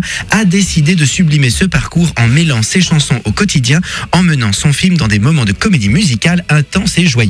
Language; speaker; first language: French; native; French